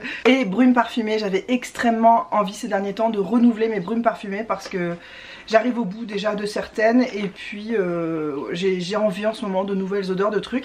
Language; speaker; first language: French; native; French